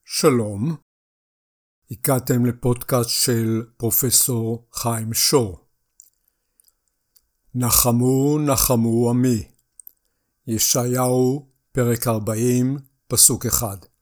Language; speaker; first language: Hebrew; native; Hebrew